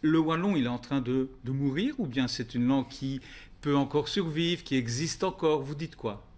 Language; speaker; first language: French; native; French